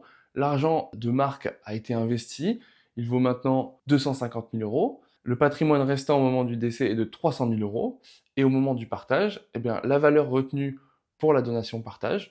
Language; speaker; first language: French; native; French